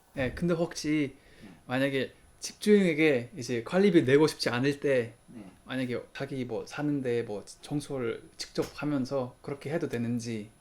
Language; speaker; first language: Korean; non-native, fluent; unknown